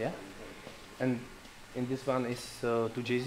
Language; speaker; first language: English; non-native, learner; Czech